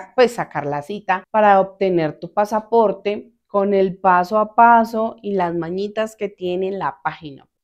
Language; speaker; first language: Spanish; native; Spanish